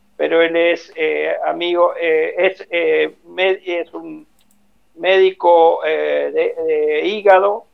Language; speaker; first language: Spanish; native; Spanish